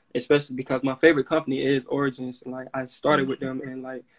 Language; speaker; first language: English; native; English